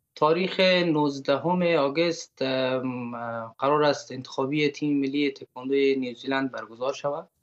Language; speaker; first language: Persian; native; Persian